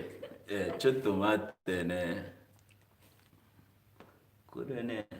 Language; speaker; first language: Japanese; non-native, learner; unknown